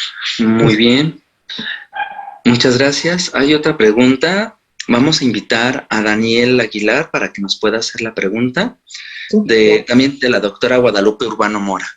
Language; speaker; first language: Spanish; native; Spanish